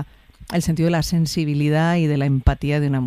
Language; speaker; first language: Spanish; native; Spanish